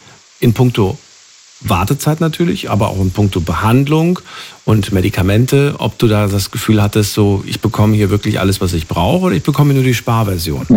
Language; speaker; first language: German; native; German